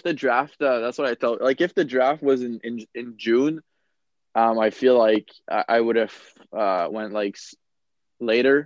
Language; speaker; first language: English; native; English